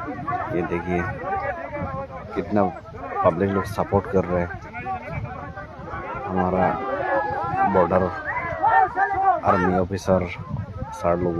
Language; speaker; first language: Hindi; non-native, local second language; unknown